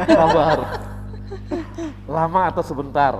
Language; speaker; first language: Indonesian; native; Indonesian